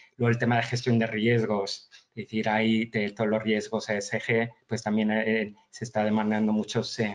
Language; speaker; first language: Spanish; early bilingual, heritage; Spanish